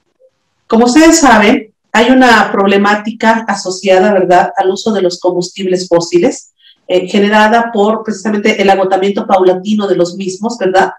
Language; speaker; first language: Spanish; native; Spanish